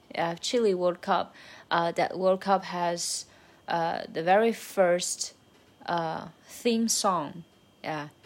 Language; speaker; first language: English; non-native, learner; Chinese